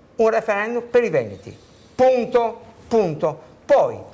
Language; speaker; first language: Italian; native; Italian